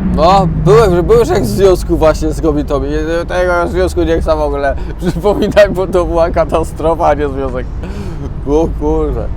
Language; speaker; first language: Polish; native; Polish